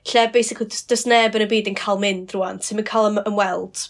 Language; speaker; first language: Welsh; non-native, fluent; English